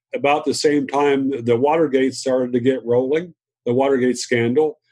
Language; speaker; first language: English; native; English